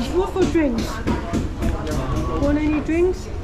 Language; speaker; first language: English; non-native, local second language; Cantonese